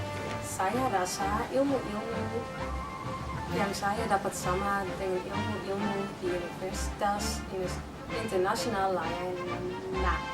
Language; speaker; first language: Indonesian; non-native, learner; German